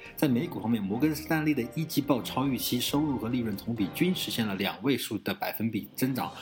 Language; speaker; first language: Chinese; native; Chinese